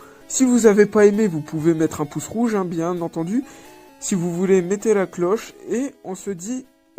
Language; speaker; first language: French; native; French